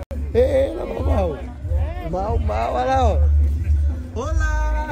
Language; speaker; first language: Portuguese; native; Portuguese